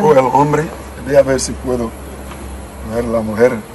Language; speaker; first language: Spanish; non-native, learner; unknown